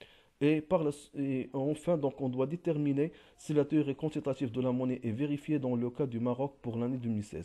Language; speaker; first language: French; non-native, local second language; Arabic